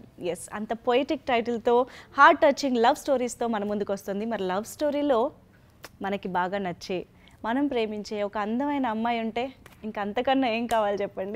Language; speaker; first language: Telugu; native; Telugu